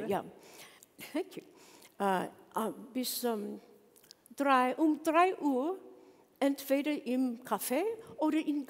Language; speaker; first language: German; non-native, learner; English